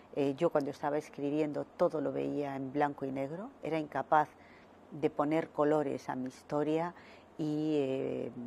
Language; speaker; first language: Spanish; native; Spanish